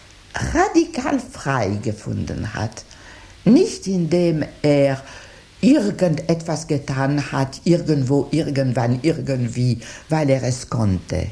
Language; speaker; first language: German; non-native, fluent; French